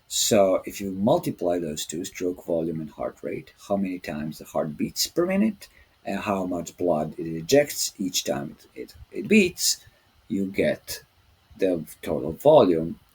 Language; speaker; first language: English; non-native, fluent; Serbian